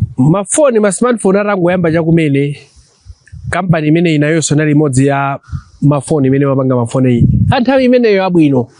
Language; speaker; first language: Nyanja; non-native, local second language; Tumbuka